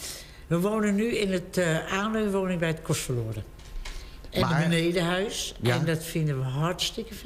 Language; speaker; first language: Dutch; native; Dutch